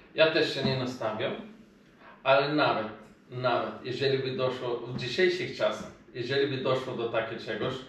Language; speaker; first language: Polish; non-native, fluent; Macedonian